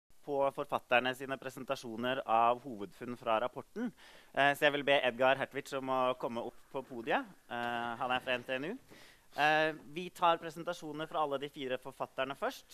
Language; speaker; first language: Norwegian; native; Norwegian